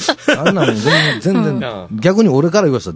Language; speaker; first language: Japanese; native; Japanese